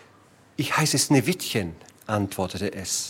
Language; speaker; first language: German; native; German